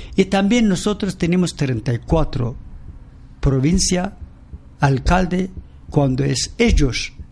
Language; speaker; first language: Spanish; non-native, learner; Persian